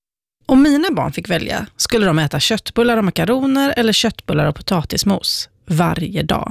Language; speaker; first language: Swedish; native; Swedish